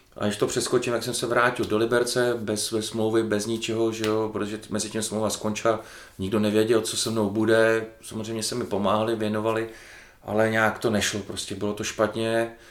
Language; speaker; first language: Czech; native; Czech